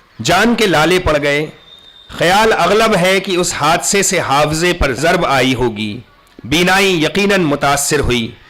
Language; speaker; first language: Urdu; native; Urdu